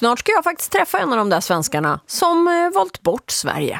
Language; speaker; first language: Swedish; native; Swedish